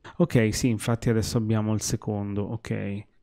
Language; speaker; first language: Italian; native; Italian